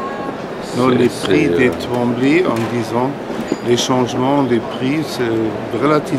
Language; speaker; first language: French; non-native, fluent; German